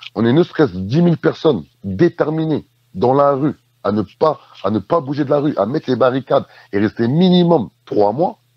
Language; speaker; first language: French; native; French